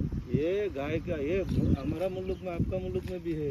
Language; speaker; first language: Hindi; non-native, learner; Bangla